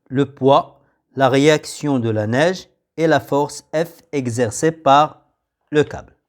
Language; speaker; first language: French; non-native, local second language; Arabic